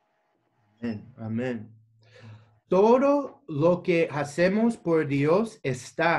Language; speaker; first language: Spanish; non-native, learner; English